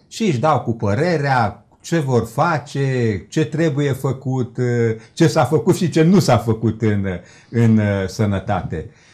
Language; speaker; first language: Romanian; native; Romanian